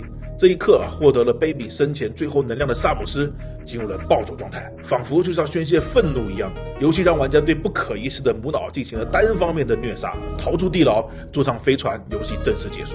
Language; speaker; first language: Chinese; native; Chinese